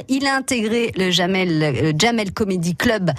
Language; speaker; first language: French; native; French